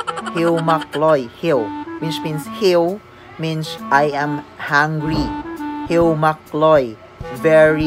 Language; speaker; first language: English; non-native, local second language; Filipino